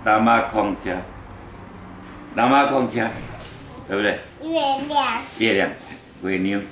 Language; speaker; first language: Chinese; non-native, local second language; Min Nan Chinese